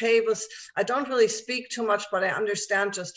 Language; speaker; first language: English; non-native, fluent; German